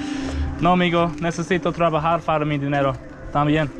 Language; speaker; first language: Spanish; non-native, learner; English